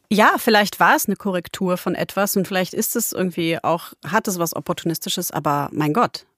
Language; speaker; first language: German; early bilingual, other home language; Polish